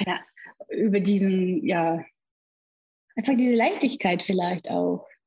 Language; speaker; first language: German; non-native, fluent; Russian